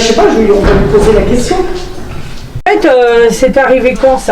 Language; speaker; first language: French; native; French